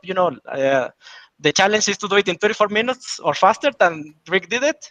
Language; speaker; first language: English; non-native, fluent; Spanish